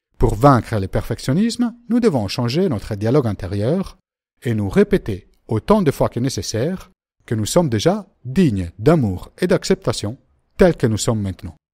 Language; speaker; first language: French; native; French